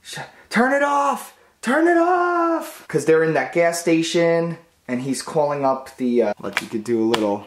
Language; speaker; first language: English; native; English